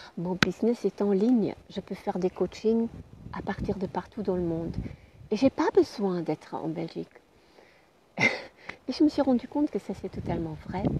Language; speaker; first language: French; non-native, fluent; German